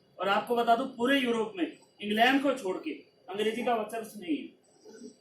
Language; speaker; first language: Hindi; non-native, local second language; Punjabi